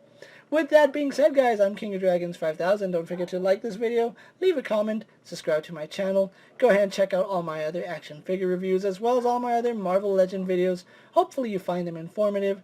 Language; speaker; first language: English; native; English